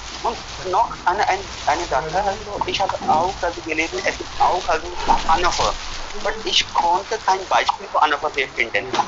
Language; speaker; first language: German; non-native, fluent; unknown